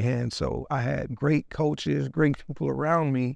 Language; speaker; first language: English; native; English